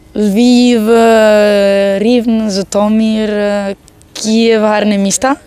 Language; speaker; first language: Ukrainian; non-native, learner; Italian